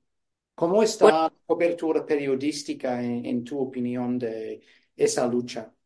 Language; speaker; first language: Spanish; non-native, fluent; English